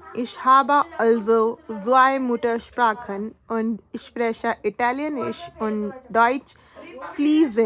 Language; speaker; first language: German; non-native, learner; Hindi